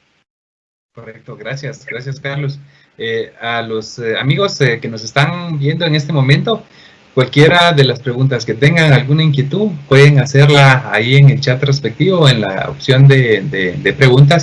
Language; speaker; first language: Spanish; native; Spanish